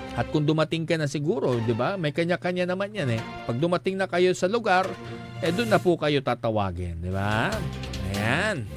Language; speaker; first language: Filipino; non-native, local second language; Iloko